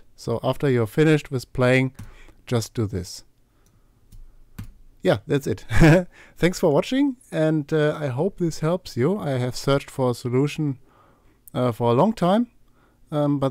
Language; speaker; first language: English; non-native, fluent; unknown